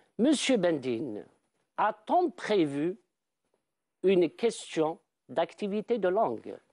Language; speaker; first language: French; non-native, local second language; Arabic